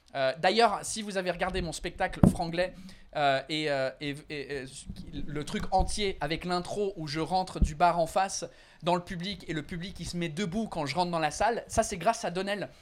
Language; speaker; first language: French; non-native, fluent; English